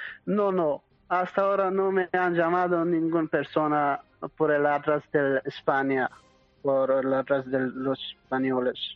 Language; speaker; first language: Spanish; non-native, learner; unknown